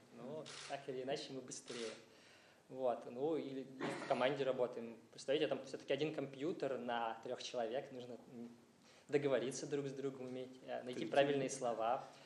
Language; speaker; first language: Russian; native; Russian